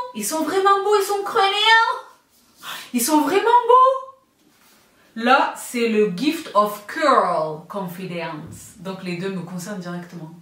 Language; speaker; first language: French; native; French